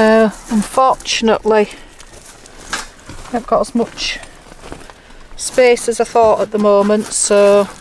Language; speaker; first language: English; native; English